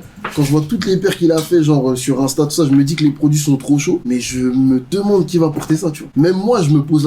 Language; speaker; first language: French; native; French